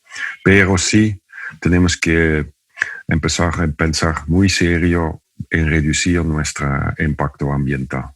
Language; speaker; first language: Spanish; non-native, fluent; Dutch